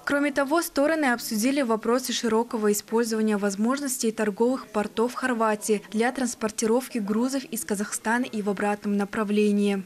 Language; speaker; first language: Russian; non-native, learner; Croatian